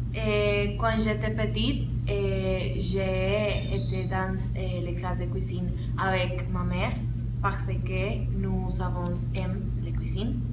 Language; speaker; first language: French; non-native, learner; Spanish